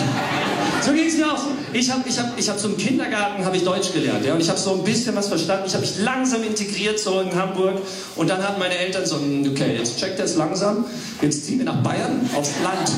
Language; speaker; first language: German; early bilingual, other home language; English